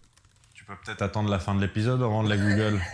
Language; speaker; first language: French; native; French